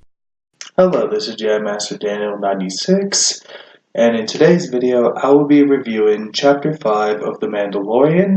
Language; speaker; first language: English; native; English